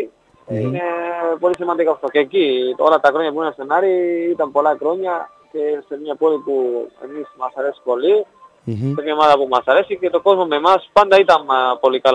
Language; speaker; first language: Greek; non-native, learner; Spanish